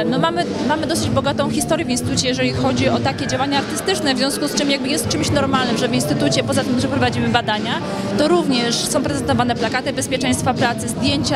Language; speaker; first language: Polish; native; Polish